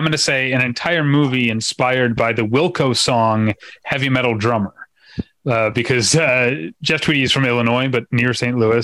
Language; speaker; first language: English; native; English